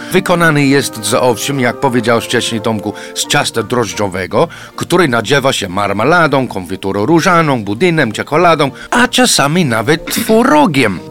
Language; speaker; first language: Polish; non-native, fluent; English